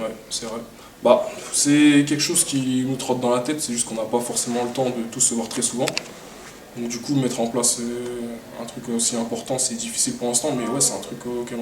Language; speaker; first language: French; native; French